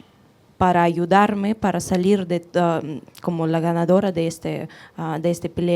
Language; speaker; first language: Spanish; non-native, fluent; Russian